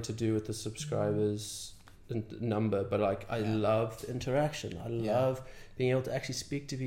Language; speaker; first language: English; native; English